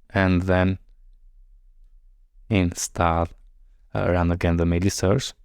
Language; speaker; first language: English; non-native, fluent; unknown